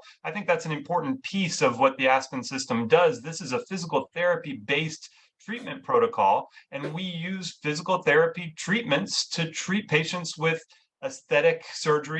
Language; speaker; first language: English; native; English